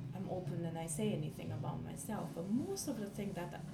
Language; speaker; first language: English; non-native, fluent; Japanese